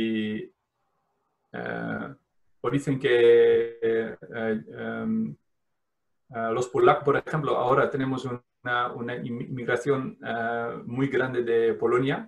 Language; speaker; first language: Spanish; non-native, fluent; Dutch